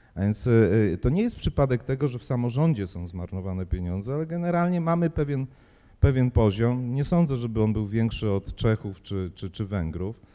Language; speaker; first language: Polish; native; Polish